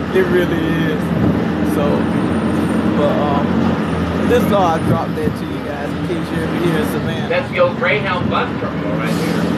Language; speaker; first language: English; native; English